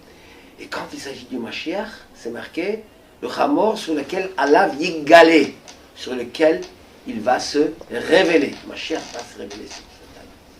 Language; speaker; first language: French; native; French